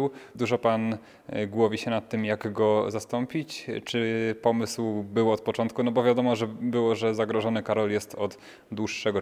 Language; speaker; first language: Polish; native; Polish